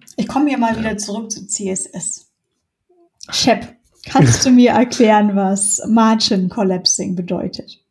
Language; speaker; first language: German; native; German